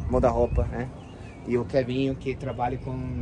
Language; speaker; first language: Portuguese; non-native, learner; English